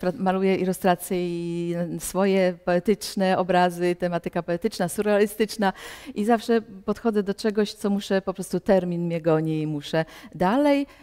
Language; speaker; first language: Polish; native; Polish